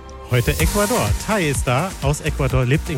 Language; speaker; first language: German; native; German